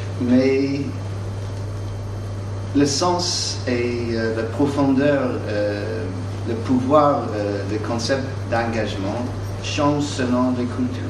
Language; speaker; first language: French; non-native, fluent; English